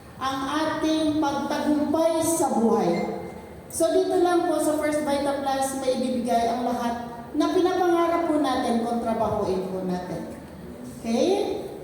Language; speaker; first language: Filipino; non-native, local second language; Hiligaynon